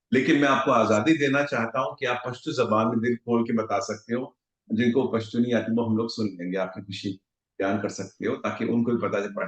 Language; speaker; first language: Hindi; native; Hindi